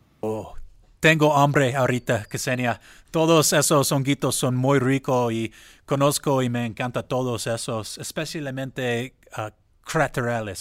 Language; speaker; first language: Spanish; non-native, learner; English